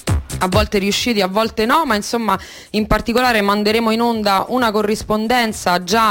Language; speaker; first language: Italian; native; Italian